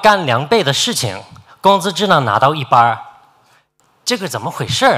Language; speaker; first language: Chinese; non-native, fluent; English